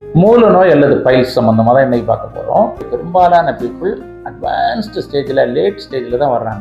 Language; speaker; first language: Tamil; native; Tamil